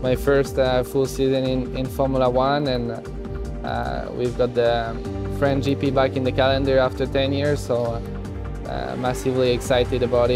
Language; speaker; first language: English; non-native, fluent; French